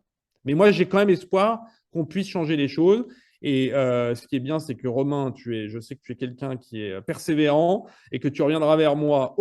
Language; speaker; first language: French; native; French